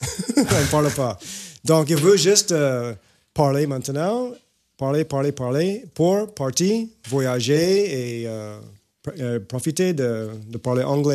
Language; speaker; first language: French; non-native, fluent; English